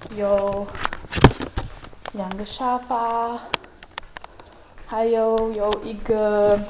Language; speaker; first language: Chinese; non-native, fluent; Dutch